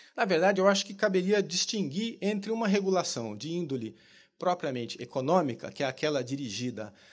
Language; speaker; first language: Portuguese; native; Portuguese